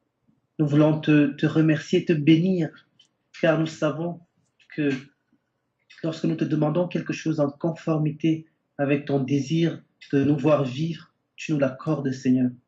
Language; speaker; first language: French; native; French